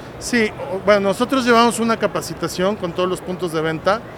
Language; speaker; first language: Spanish; native; Spanish